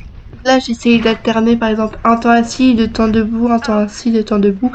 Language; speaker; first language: French; native; French